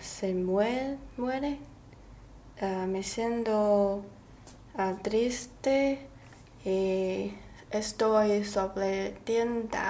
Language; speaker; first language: Spanish; non-native, learner; Chinese